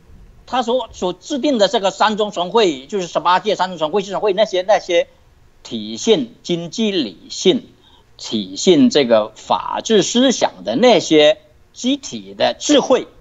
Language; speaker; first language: Chinese; native; Chinese